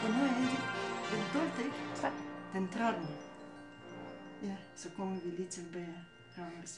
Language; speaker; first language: Danish; non-native, fluent; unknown